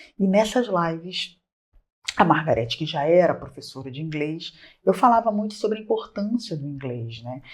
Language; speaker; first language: Portuguese; native; Portuguese